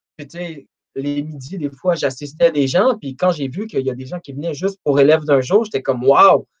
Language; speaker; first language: French; native; French